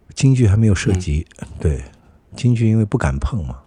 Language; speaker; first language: Chinese; native; Chinese